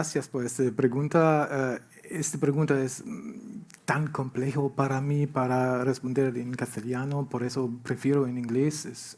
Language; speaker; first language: Spanish; non-native, learner; German